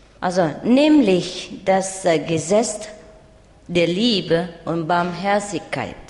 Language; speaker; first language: German; non-native, learner; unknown